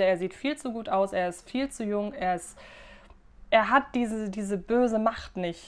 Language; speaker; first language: German; native; German